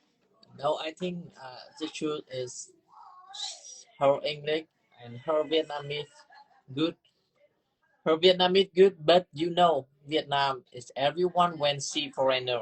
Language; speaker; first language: English; non-native, learner; Vietnamese